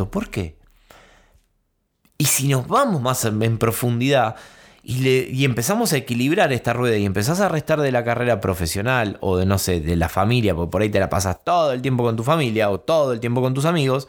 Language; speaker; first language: Spanish; native; Spanish